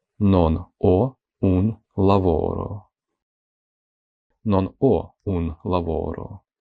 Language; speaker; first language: Italian; non-native, fluent; Ukrainian